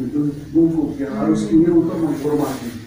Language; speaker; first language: Indonesian; non-native, fluent; Turkish